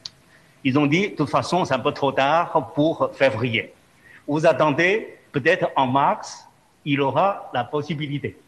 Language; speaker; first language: French; non-native, fluent; Chinese